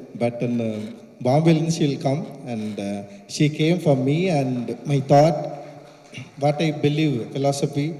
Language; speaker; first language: English; non-native, local second language; Tamil